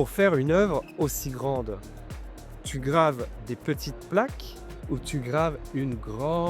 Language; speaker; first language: French; native; French